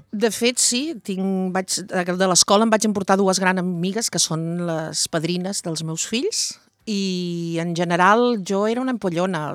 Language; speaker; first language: Catalan; native; Catalan